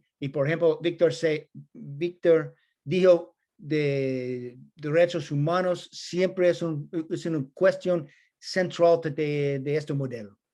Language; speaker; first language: Spanish; non-native, learner; English